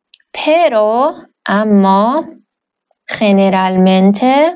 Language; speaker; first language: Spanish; non-native, fluent; Persian